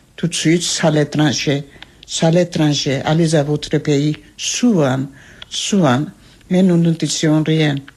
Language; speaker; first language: French; non-native, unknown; Armenian